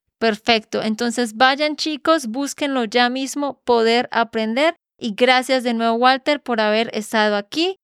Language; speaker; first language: Spanish; native; Spanish